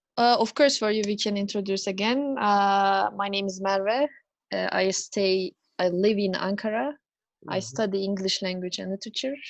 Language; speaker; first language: English; non-native, fluent; Turkish